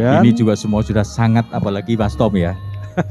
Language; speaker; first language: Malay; non-native, local second language; Javanese